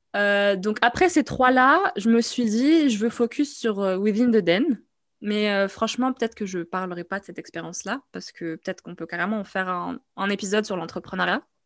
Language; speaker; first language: French; non-native, local second language; Arabic